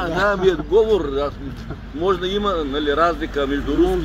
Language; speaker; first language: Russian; non-native, learner; Bulgarian